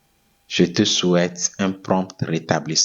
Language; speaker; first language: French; non-native, fluent; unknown